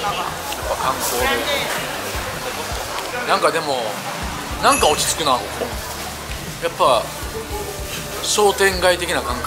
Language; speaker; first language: Japanese; native; Japanese